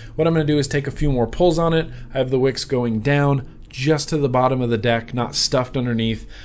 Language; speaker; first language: English; native; English